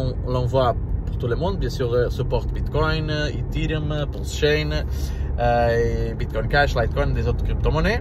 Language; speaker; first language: French; non-native, learner; Portuguese